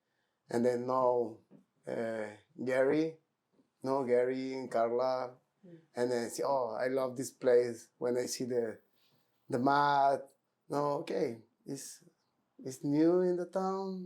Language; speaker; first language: English; non-native, learner; Spanish